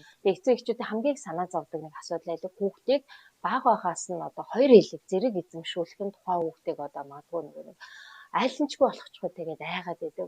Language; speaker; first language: Mongolian; native; Mongolian